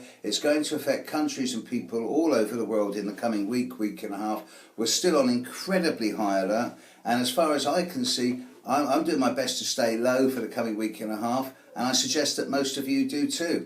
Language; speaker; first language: English; native; English